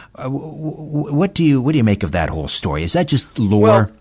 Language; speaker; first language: English; native; English